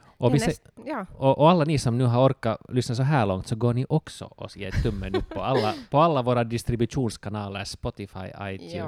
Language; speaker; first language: Swedish; native; Swedish